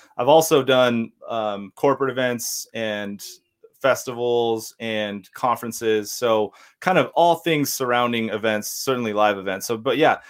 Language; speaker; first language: English; native; English